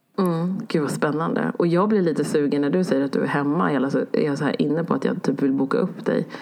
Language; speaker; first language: Swedish; early bilingual, other home language; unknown